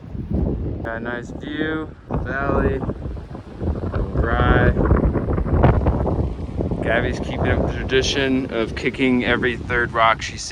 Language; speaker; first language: English; native; English